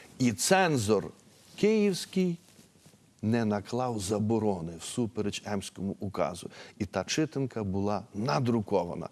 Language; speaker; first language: Ukrainian; native; Ukrainian